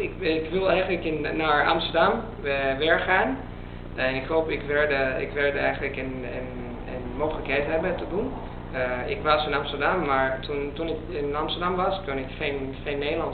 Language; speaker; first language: Dutch; non-native, learner; Italian